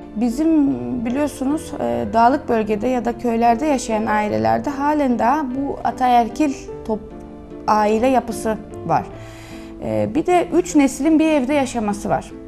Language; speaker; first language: Turkish; native; Turkish